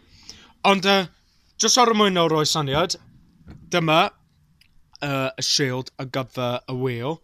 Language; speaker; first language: Welsh; non-native, learner; English